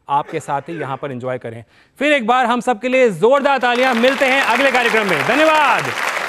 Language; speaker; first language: Hindi; native; Hindi